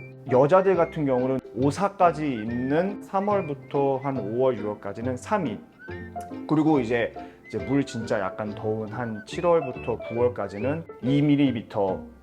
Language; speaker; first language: Korean; early bilingual, heritage; Korean